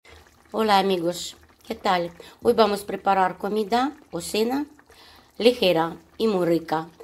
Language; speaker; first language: Spanish; non-native, learner; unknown